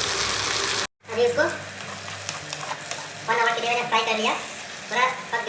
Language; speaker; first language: Hindi; non-native, local second language; Manipuri